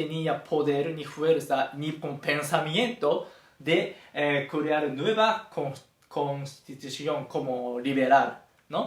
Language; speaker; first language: Spanish; non-native, fluent; Japanese